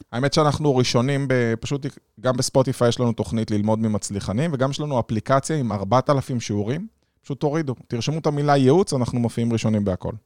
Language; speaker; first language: Hebrew; native; Hebrew